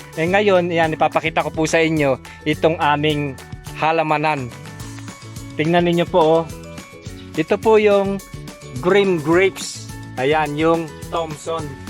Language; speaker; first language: Filipino; non-native, local second language; Pampanga